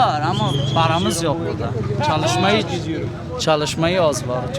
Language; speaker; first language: Turkish; non-native, learner; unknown